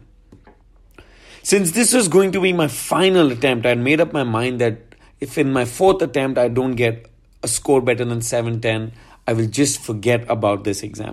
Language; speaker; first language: English; non-native, local second language; Hindi